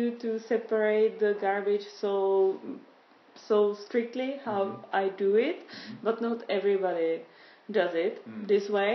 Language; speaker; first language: English; non-native, fluent; Czech